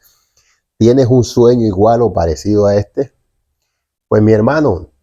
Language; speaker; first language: Spanish; native; Spanish